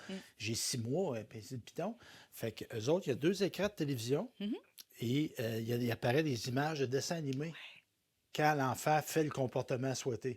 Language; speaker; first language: French; native; French